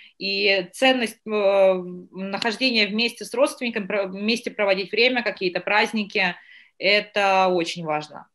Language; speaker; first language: Russian; native; Russian